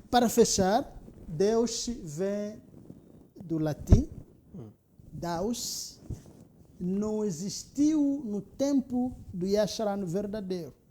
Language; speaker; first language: Portuguese; non-native, local second language; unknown